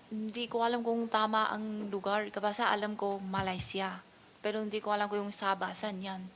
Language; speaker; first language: Filipino; non-native, learner; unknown